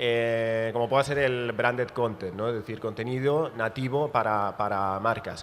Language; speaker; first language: Spanish; native; Spanish